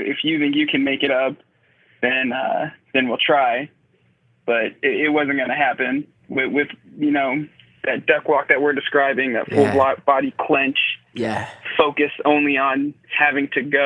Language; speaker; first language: English; native; English